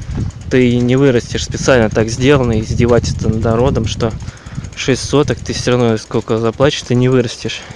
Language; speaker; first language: Russian; native; Russian